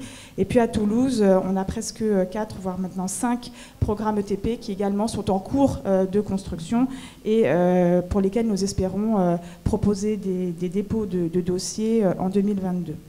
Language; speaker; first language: French; native; French